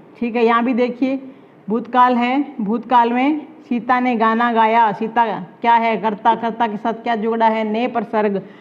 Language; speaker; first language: Hindi; native; Hindi